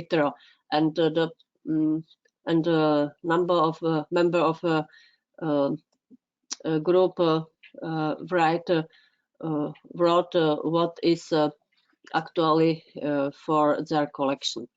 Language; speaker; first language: English; non-native, fluent; Czech